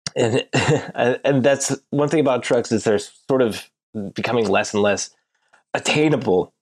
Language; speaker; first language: English; native; English